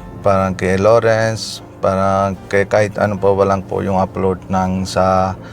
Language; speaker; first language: Filipino; non-native, learner; Punjabi